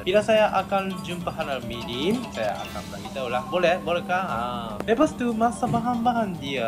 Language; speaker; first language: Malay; non-native, learner; Japanese